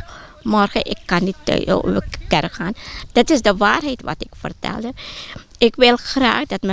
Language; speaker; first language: Dutch; non-native, local second language; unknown